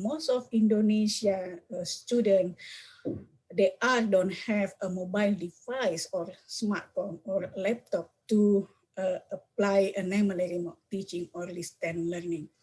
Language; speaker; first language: English; non-native, learner; Indonesian